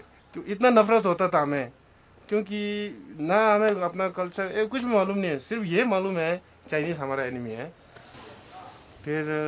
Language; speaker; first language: Hindi; non-native, local second language; Tibetan